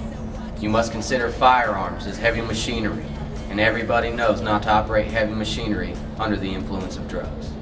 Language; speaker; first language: English; native; English